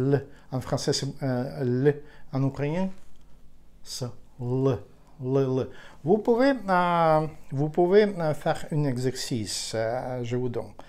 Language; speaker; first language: French; non-native, learner; Ukrainian